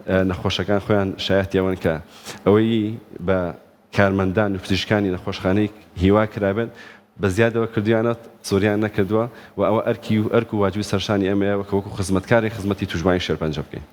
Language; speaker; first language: Central Kurdish; native; Central Kurdish